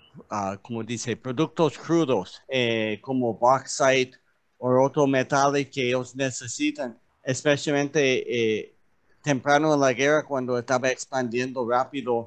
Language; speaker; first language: Spanish; non-native, learner; English